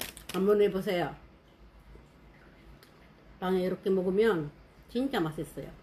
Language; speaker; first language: Korean; non-native, fluent; Iloko